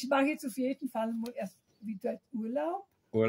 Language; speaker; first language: German; native; German